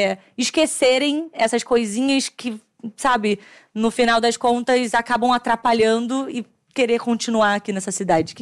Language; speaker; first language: Portuguese; native; Portuguese